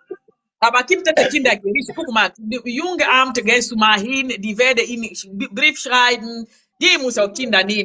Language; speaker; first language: German; non-native, learner; French